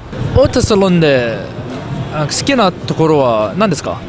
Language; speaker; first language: Japanese; non-native, learner; English